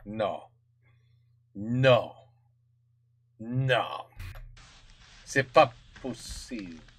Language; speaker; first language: French; non-native, learner; English